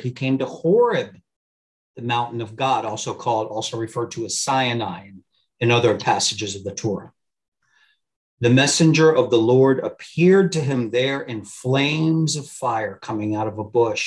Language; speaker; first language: English; native; English